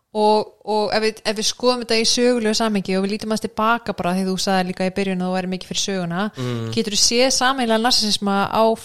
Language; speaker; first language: Icelandic; native; Icelandic